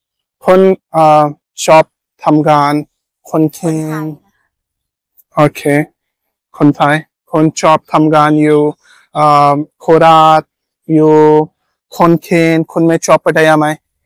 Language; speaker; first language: Thai; non-native, learner; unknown